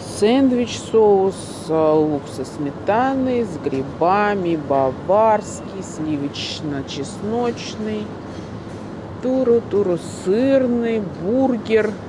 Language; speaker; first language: Russian; native; Russian